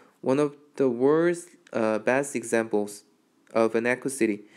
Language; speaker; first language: English; non-native, fluent; Korean